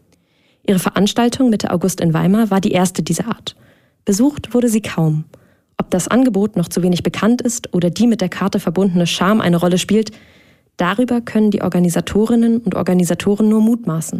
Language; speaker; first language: German; native; German